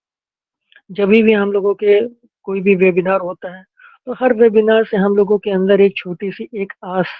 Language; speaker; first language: Hindi; native; Hindi